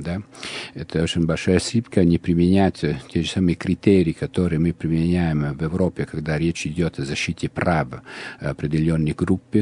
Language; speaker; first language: Russian; non-native, fluent; Italian